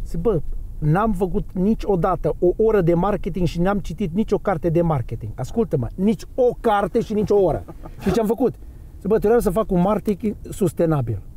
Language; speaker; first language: Romanian; non-native, fluent; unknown